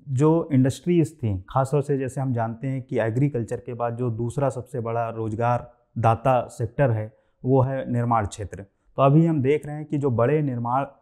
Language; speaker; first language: Hindi; native; Hindi